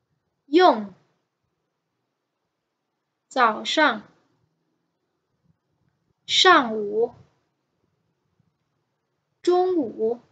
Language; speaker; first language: Chinese; non-native, fluent; Indonesian